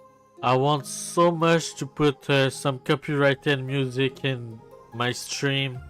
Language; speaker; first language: English; non-native, learner; French